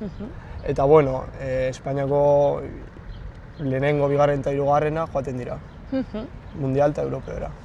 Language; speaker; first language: Basque; non-native, local second language; Spanish